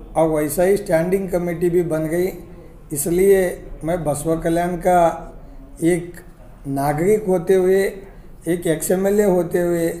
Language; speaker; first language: Hindi; non-native, local second language; Kannada